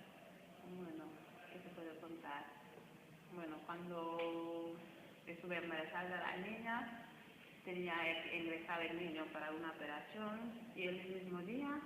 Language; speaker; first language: Spanish; non-native, fluent; Wolof